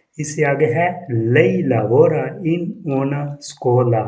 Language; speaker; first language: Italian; non-native, fluent; Urdu